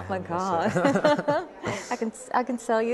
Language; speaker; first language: English; non-native, fluent; French